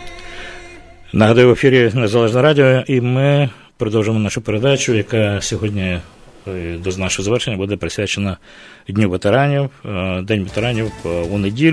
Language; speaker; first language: Ukrainian; native; Ukrainian